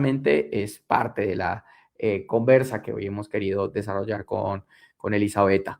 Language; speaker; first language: Spanish; native; Spanish